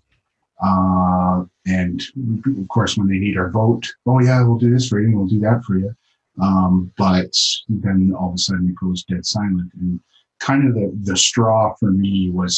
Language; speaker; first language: English; native; English